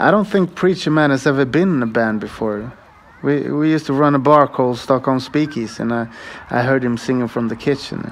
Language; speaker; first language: English; non-native, fluent; Swedish